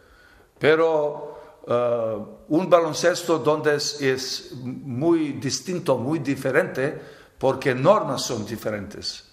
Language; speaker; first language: Spanish; non-native, fluent; Serbian